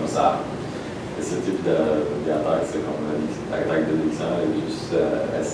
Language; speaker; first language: French; non-native, learner; Polish